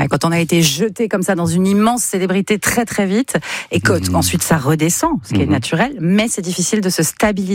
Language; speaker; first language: French; native; French